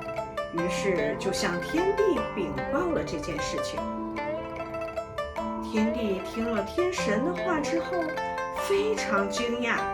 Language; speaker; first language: Chinese; native; Chinese